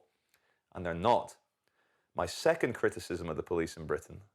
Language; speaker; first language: English; native; English